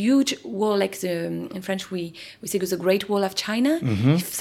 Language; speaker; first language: English; non-native, fluent; French